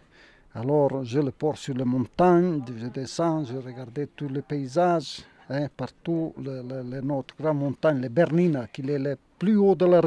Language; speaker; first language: French; non-native, learner; Italian